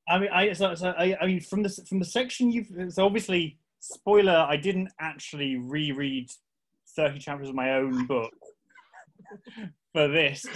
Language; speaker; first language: English; native; English